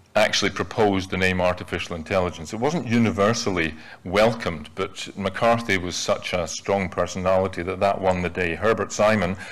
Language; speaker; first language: English; native; English